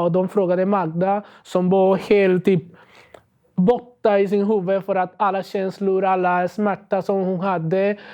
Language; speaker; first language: Swedish; non-native, learner; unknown